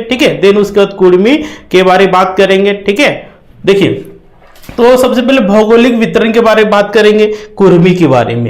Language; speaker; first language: Hindi; native; Hindi